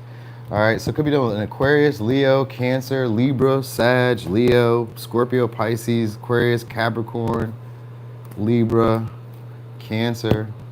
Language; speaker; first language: English; native; English